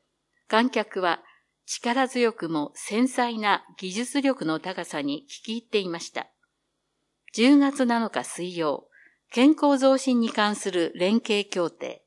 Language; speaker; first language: Japanese; native; Japanese